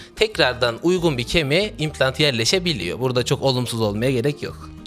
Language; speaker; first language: Turkish; native; Turkish